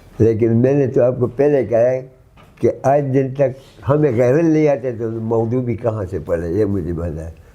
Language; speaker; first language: Urdu; non-native, local second language; Pashto